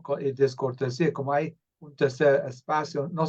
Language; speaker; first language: Spanish; non-native, fluent; English